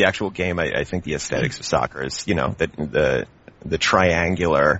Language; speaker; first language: English; native; English